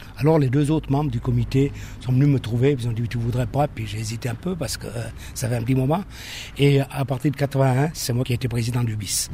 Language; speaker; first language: French; native; French